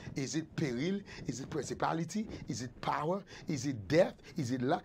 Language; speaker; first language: English; non-native, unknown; Haitian Creole